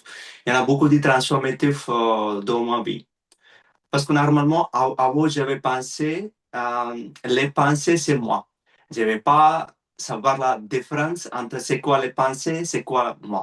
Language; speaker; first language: French; non-native, learner; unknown